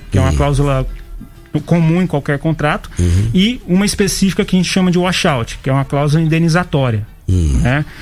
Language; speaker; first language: Portuguese; native; Portuguese